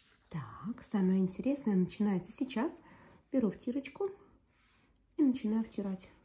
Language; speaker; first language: Russian; native; Russian